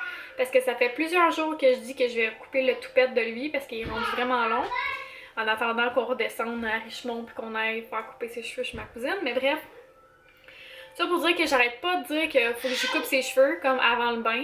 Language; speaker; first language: French; native; French